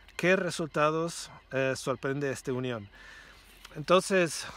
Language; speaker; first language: Spanish; non-native, fluent; English